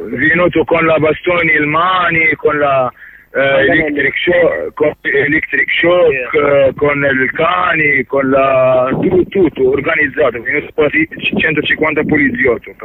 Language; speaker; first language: Italian; non-native, learner; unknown